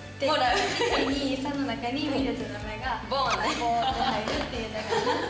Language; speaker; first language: Japanese; native; Japanese